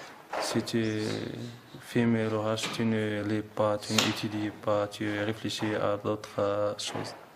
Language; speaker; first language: French; non-native, learner; Arabic